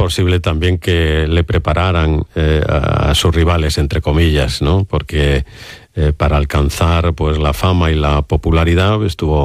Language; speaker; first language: Spanish; native; Spanish